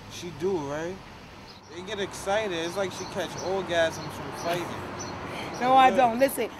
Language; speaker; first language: English; native; English